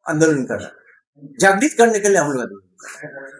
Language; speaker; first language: Hindi; non-native, local second language; Bangla